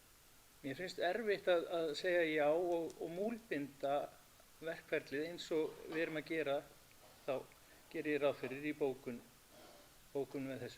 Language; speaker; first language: Icelandic; native; Icelandic